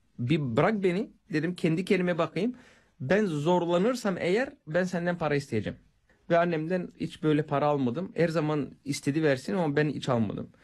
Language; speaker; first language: Turkish; non-native, fluent; Bulgarian